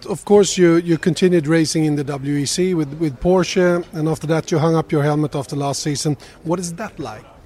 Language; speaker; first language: English; non-native, fluent; Swedish